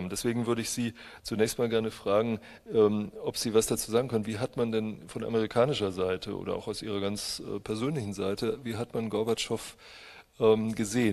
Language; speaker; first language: German; native; German